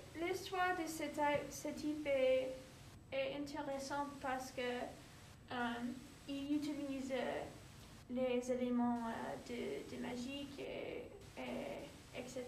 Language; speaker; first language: French; non-native, learner; English